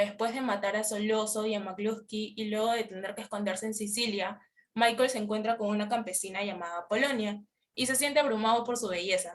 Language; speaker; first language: Spanish; native; Spanish